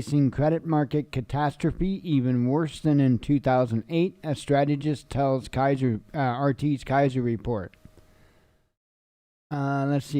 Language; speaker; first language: English; native; English